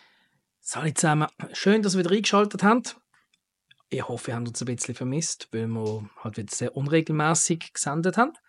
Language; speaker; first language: German; native; German